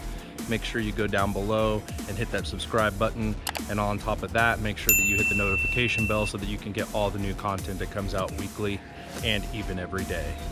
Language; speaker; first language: English; native; English